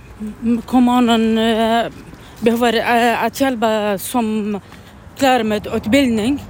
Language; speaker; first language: Swedish; non-native, learner; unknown